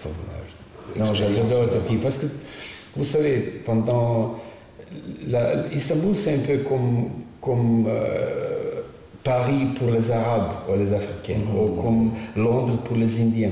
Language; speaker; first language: French; non-native, fluent; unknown